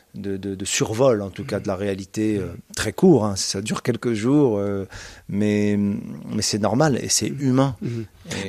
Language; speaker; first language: French; native; French